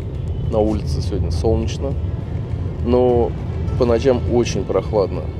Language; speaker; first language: Russian; native; Russian